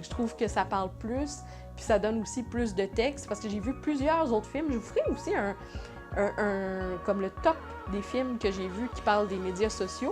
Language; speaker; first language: French; native; French